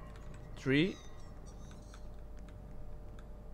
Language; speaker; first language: English; non-native, learner; Spanish